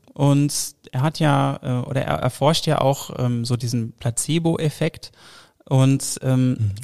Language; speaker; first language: German; native; German